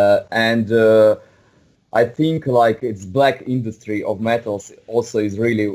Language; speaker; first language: English; non-native, fluent; Russian